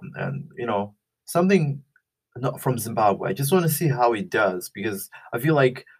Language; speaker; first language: English; non-native, local second language; Shona